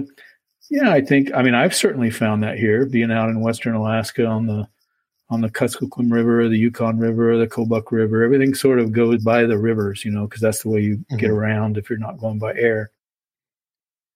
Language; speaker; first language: English; native; English